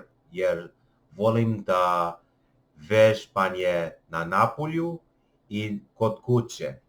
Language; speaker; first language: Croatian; non-native, learner; English